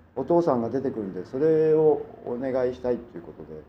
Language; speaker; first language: Japanese; native; Japanese